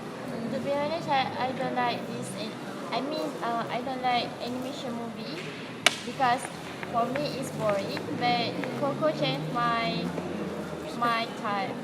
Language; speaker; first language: English; non-native, learner; Malay